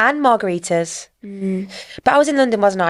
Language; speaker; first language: English; native; English